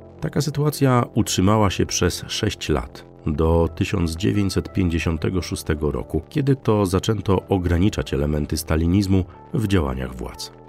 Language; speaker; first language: Polish; native; Polish